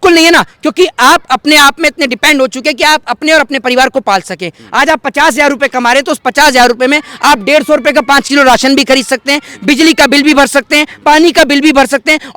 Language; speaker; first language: Hindi; native; Hindi